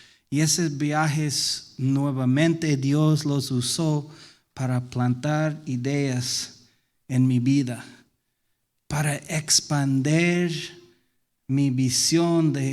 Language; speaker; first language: Spanish; non-native, fluent; English